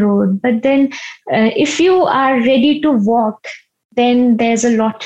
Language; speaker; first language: English; non-native, local second language; Hindi